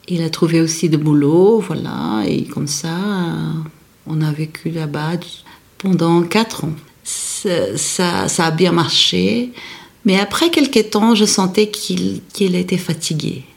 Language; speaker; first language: French; non-native, fluent; Portuguese